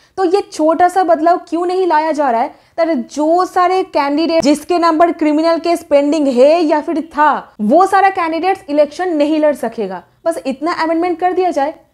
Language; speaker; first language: Hindi; native; Hindi